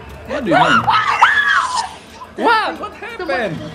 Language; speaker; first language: English; non-native, learner; Indonesian